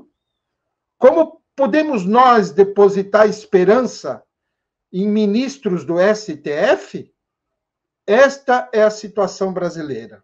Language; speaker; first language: Portuguese; native; Portuguese